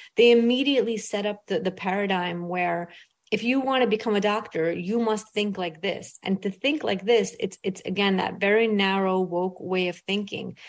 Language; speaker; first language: English; early bilingual, other home language; Russian